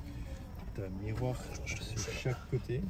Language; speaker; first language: French; non-native, fluent; Japanese